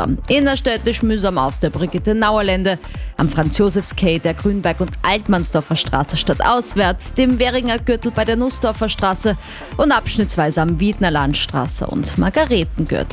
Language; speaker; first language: German; native; German